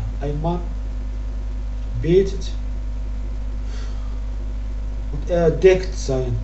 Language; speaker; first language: German; non-native, fluent; Arabic